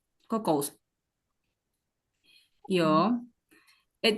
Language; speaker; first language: Finnish; non-native, learner; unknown